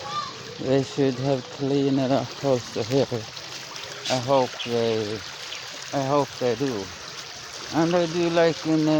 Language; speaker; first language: English; non-native, learner; Norwegian